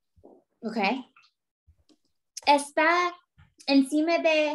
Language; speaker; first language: Spanish; non-native, learner; English